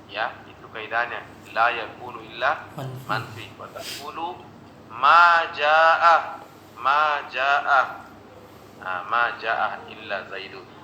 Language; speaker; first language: Arabic; non-native, fluent; Indonesian